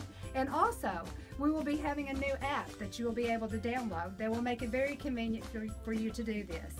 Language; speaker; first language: English; native; English